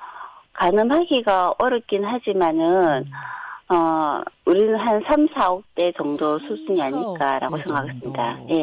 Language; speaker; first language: Korean; native; Korean